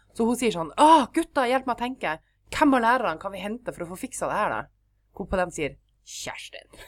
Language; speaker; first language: Norwegian; native; Norwegian